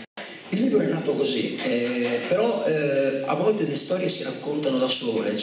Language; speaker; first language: Italian; native; Italian